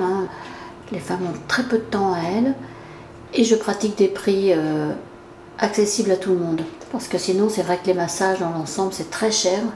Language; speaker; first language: French; native; French